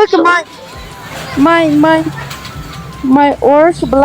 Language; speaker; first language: English; non-native, learner; Chinese